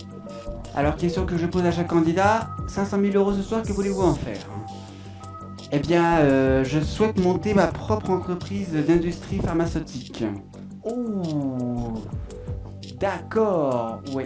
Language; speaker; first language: French; native; French